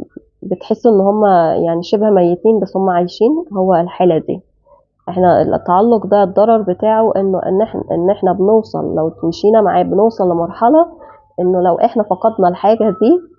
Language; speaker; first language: Arabic; native; Arabic